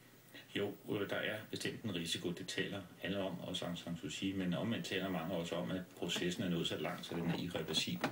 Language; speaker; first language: Danish; native; Danish